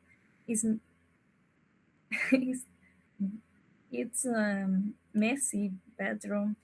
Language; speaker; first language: English; non-native, learner; Spanish